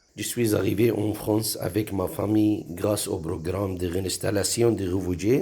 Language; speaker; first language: French; non-native, fluent; Arabic